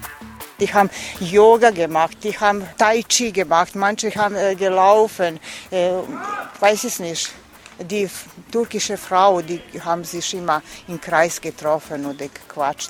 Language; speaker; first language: German; non-native, learner; Serbian